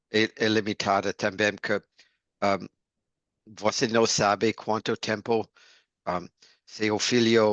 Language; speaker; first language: Portuguese; non-native, learner; English